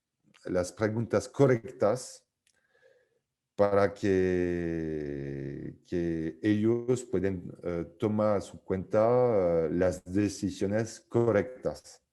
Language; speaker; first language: Spanish; non-native, fluent; French